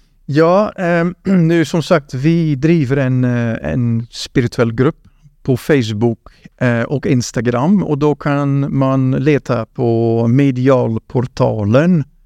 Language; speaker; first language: Swedish; non-native, fluent; Dutch